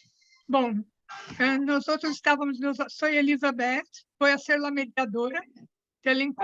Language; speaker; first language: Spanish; non-native, fluent; Portuguese